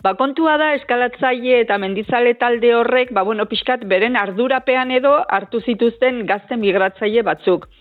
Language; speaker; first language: Basque; native; Basque